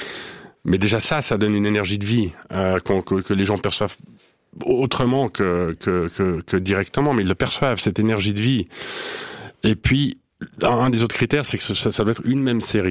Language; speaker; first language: French; non-native, local second language; Swiss German